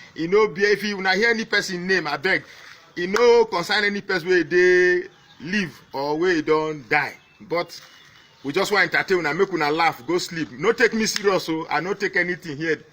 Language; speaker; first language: Nigerian Pidgin; non-native, local second language; Igbo